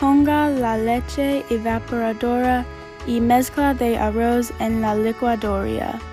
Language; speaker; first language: Spanish; non-native, learner; English